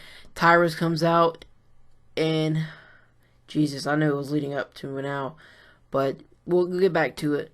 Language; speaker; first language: English; native; English